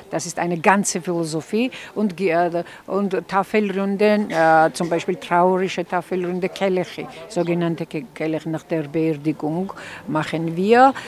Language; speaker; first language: German; non-native, fluent; Georgian